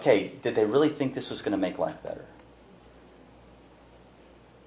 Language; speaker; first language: English; native; English